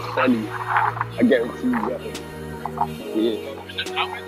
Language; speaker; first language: English; native; English